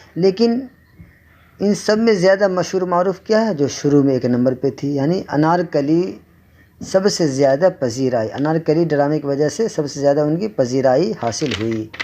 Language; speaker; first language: Urdu; native; Urdu